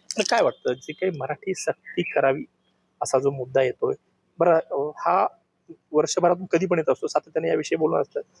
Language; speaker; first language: Marathi; native; Marathi